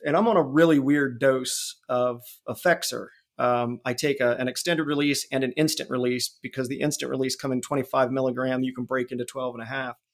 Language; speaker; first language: English; native; English